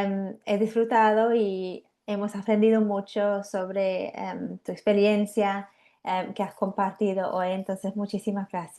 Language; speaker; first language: Spanish; non-native, fluent; English